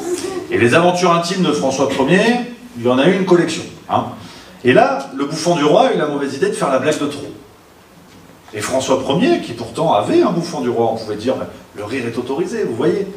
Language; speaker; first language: French; native; French